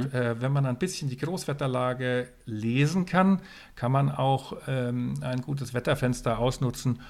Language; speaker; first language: German; non-native, fluent; Swedish